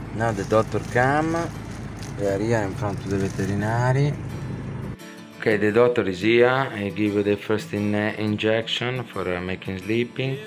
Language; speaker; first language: English; non-native, learner; Italian